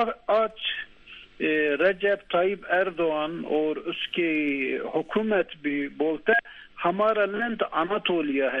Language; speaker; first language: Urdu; non-native, learner; Turkish